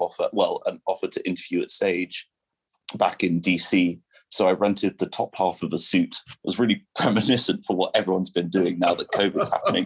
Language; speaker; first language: English; non-native, local second language; French